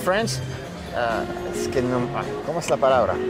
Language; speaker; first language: Spanish; non-native, fluent; French